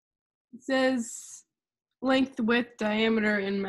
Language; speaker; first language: English; native; English